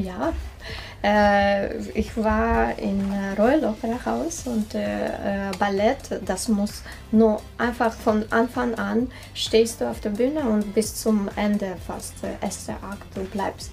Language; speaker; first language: German; non-native, learner; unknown